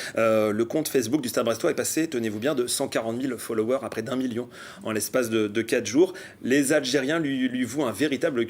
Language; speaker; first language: French; native; French